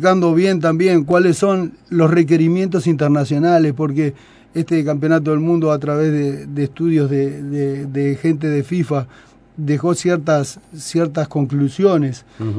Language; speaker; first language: Spanish; native; Spanish